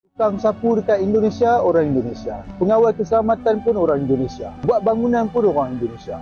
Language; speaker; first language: Malay; native; Malay